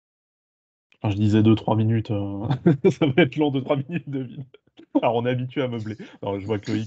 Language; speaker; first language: French; native; French